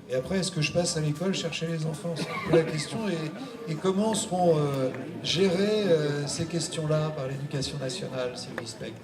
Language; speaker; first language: French; native; French